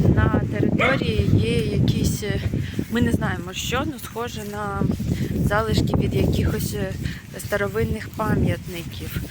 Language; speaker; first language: Ukrainian; non-native, local second language; Russian